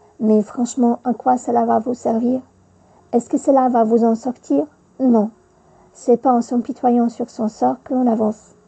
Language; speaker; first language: French; non-native, fluent; Polish